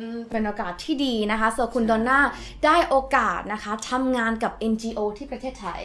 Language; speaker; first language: Thai; native; Thai